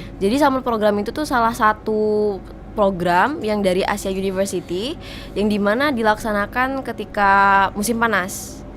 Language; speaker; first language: Indonesian; native; Indonesian